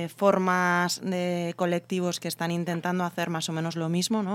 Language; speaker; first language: Spanish; native; Spanish